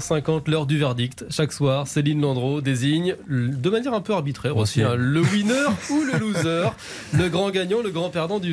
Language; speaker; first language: French; native; French